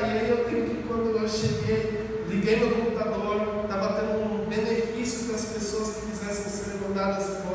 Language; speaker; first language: Portuguese; native; Portuguese